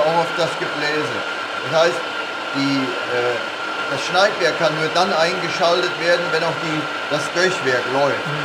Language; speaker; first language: German; native; German